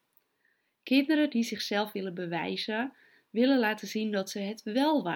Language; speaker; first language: Dutch; native; Dutch